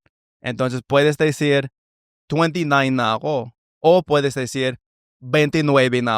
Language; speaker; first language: Spanish; non-native, fluent; English